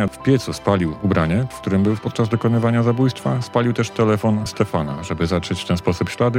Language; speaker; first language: Polish; native; Polish